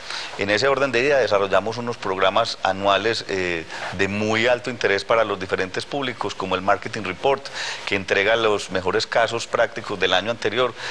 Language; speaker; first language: Spanish; native; Spanish